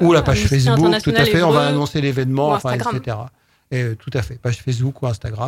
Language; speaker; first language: French; native; French